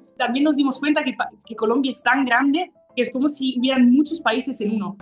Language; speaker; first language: Spanish; non-native, fluent; Italian